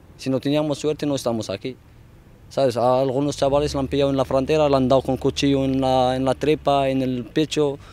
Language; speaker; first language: Spanish; non-native, fluent; Arabic